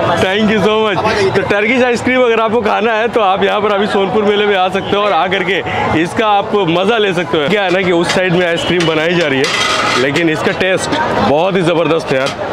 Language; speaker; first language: Hindi; native; Hindi